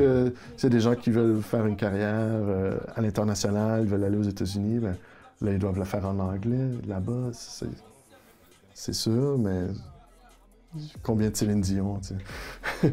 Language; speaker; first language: French; native; French